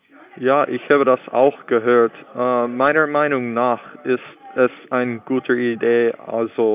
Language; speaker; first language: German; non-native, learner; English